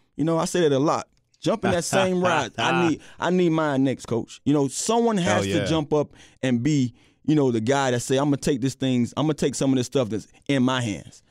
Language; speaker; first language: English; native; English